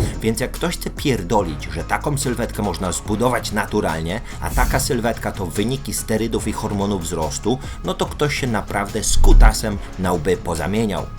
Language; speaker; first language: Polish; native; Polish